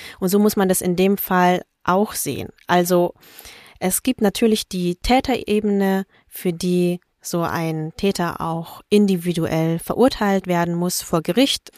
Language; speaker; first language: German; early bilingual, other home language; Vietnamese